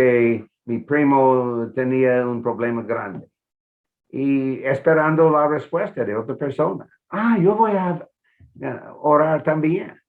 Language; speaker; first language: Spanish; non-native, fluent; English